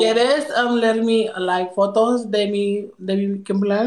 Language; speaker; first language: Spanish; non-native, learner; English